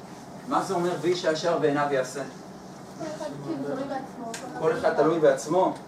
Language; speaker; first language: Hebrew; native; Hebrew